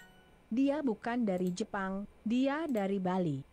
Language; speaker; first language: Indonesian; non-native, learner; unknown